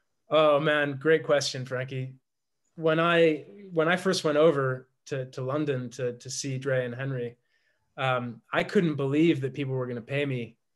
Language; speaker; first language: English; native; English